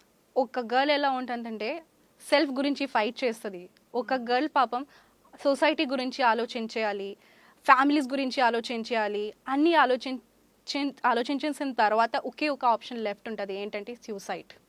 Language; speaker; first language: Telugu; non-native, fluent; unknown